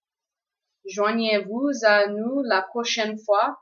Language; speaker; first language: French; non-native, fluent; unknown